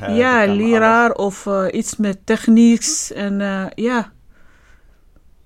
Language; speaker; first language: Dutch; non-native, learner; Arabic